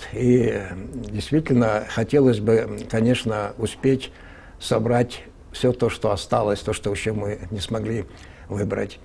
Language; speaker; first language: Russian; non-native, local second language; Ingush